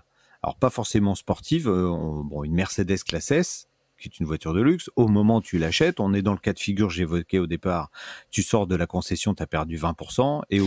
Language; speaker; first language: French; native; French